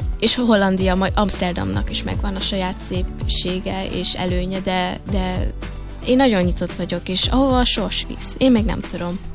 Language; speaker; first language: Hungarian; early bilingual, heritage; Hungarian